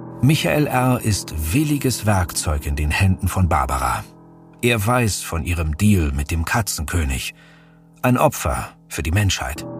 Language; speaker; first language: German; native; German